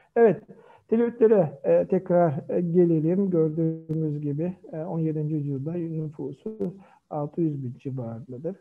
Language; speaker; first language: Turkish; non-native, fluent; Kyrgyz